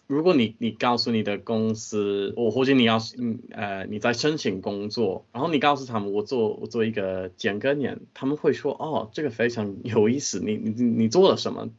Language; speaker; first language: Chinese; non-native, fluent; English